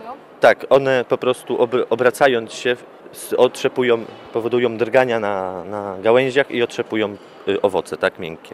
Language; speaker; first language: Polish; native; Polish